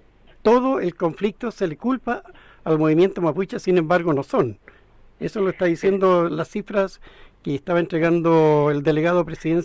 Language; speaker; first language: Spanish; native; Spanish